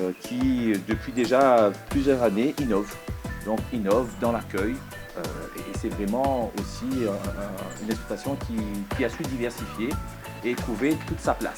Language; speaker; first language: French; native; French